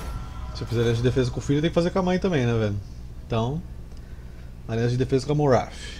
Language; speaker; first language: Portuguese; native; Portuguese